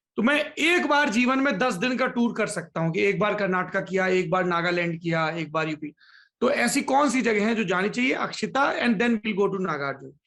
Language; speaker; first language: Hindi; native; Hindi